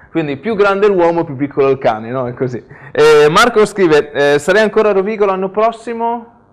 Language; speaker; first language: Italian; native; Italian